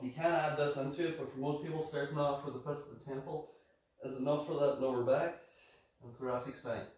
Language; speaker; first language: English; native; English